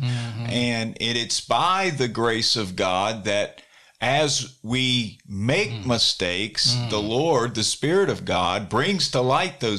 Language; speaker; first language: English; native; English